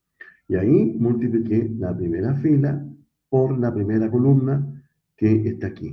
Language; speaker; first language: Spanish; native; Spanish